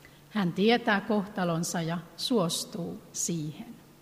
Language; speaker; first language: Finnish; native; Finnish